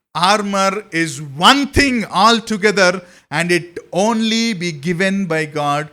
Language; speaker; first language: English; non-native, local second language; Telugu